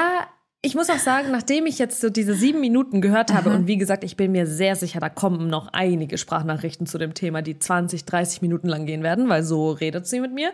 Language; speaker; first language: German; early bilingual, other home language; Russian